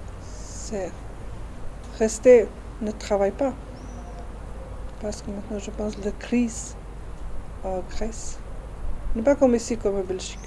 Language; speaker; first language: French; non-native, learner; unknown